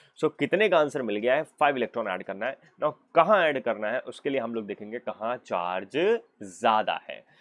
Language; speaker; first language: Hindi; native; Hindi